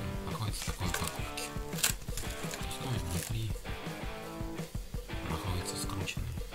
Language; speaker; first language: Russian; native; Russian